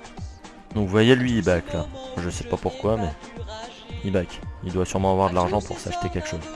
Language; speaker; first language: French; native; French